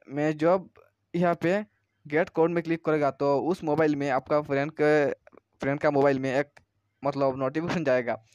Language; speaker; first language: Hindi; non-native, local second language; Bangla